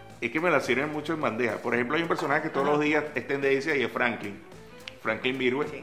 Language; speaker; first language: Spanish; native; Spanish